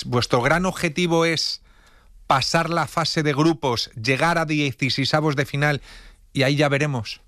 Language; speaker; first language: Spanish; native; Spanish